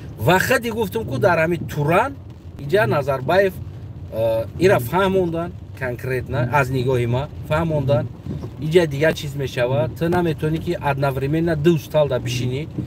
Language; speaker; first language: Tajik; non-native, local second language; Uzbek